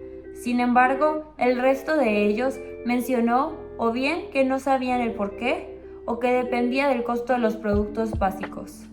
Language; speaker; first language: Spanish; native; Spanish